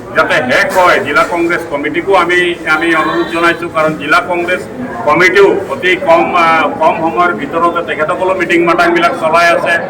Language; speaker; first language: Assamese; non-native, local second language; Hindi